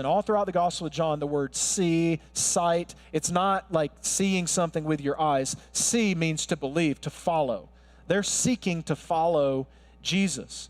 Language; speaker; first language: English; native; English